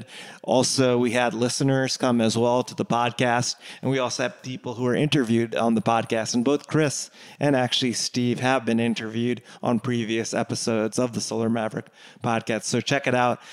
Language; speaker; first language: English; native; English